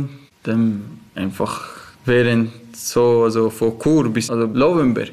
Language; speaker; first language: German; non-native, learner; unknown